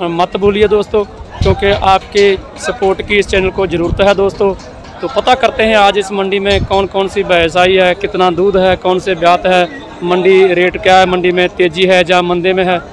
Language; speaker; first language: Hindi; non-native, local second language; Punjabi